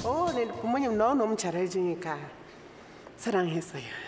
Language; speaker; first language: Korean; non-native, learner; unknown